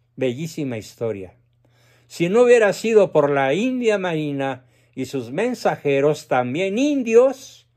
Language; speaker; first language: Spanish; native; Spanish